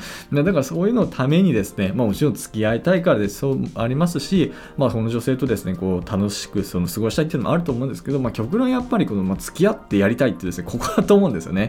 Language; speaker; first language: Japanese; native; Japanese